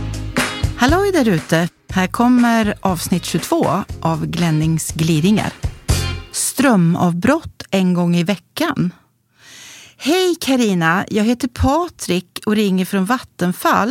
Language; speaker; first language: Swedish; native; Swedish